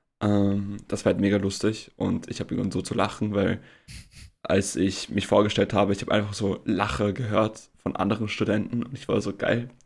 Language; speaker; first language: German; native; German